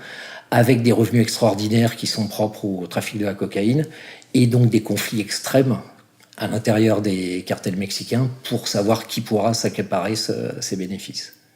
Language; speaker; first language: French; native; French